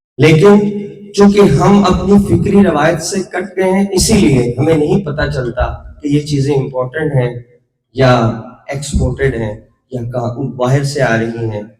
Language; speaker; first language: Urdu; non-native, local second language; Punjabi